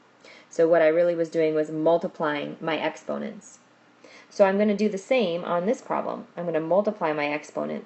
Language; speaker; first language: English; native; English